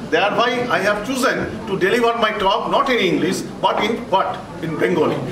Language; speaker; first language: English; non-native, local second language; Bangla